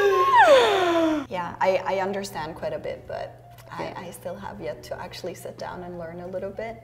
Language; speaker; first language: English; non-native, fluent; Serbian